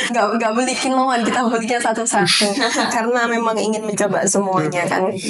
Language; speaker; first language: Indonesian; native; Indonesian